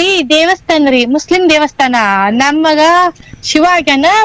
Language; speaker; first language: Kannada; native; Kannada